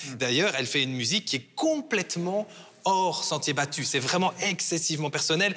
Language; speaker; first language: French; native; French